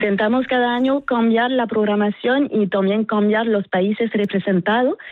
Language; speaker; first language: Spanish; non-native, fluent; French